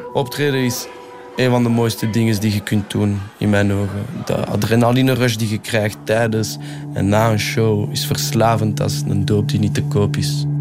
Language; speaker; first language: Dutch; native; Dutch